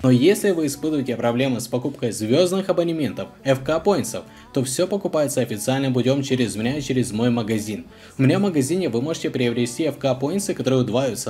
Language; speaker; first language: Russian; native; Russian